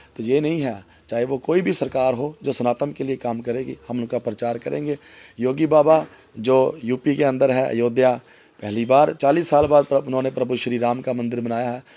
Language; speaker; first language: Hindi; non-native, local second language; Punjabi